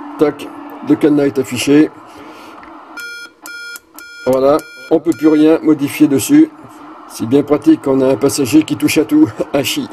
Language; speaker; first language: French; native; French